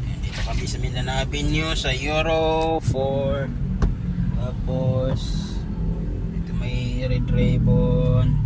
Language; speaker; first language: Filipino; native; Filipino